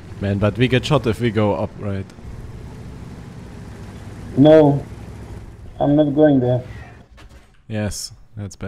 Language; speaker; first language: English; non-native, learner; German